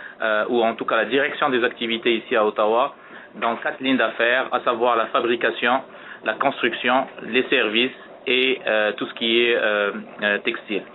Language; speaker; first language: French; native; French